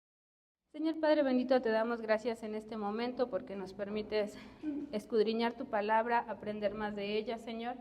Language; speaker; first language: Spanish; native; Spanish